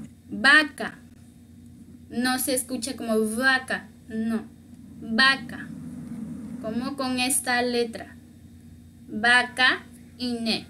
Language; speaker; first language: Spanish; native; Spanish